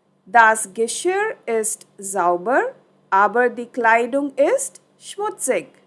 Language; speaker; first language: German; non-native, fluent; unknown